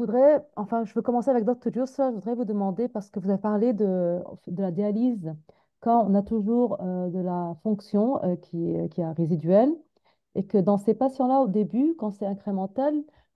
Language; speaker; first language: French; non-native, fluent; Arabic